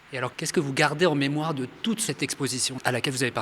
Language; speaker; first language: French; native; French